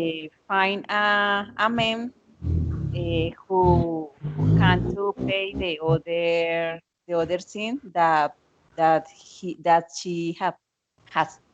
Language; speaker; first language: English; non-native, learner; Spanish